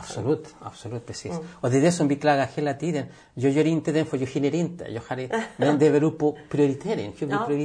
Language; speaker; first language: Swedish; non-native, fluent; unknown